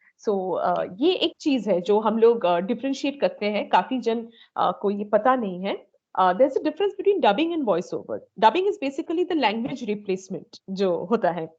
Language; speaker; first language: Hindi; non-native, local second language; Bangla